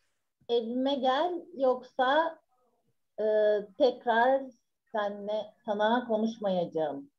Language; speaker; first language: Turkish; native; Turkish